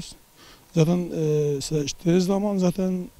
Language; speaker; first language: Turkish; non-native, local second language; Kurdish